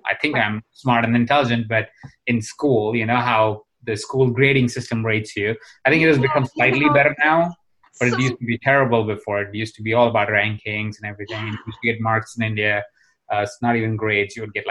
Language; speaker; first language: English; non-native, local second language; Hindi